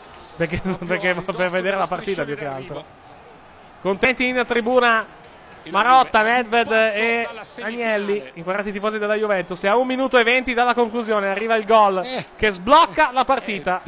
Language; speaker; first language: Italian; native; Italian